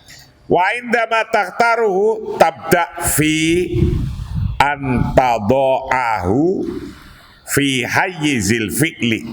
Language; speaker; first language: Arabic; non-native, fluent; Indonesian